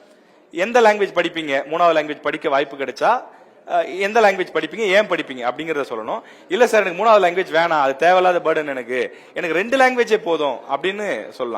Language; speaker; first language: Tamil; native; Tamil